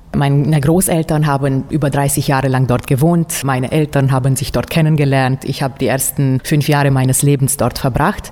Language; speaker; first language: German; non-native, local second language; Romanian